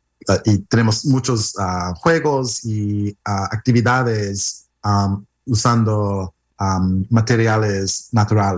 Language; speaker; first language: Spanish; non-native, learner; English